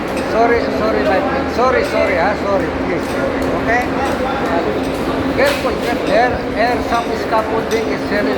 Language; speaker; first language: English; non-native, learner; Filipino